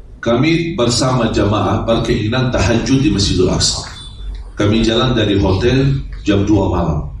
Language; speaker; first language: Indonesian; non-native, fluent; Arabic